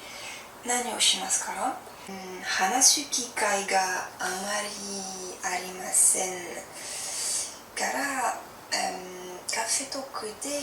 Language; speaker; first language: Japanese; non-native, learner; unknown